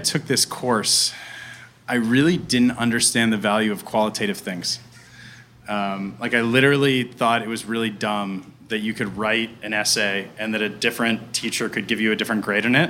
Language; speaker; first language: English; native; English